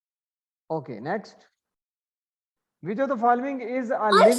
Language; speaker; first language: English; non-native, learner; Arabic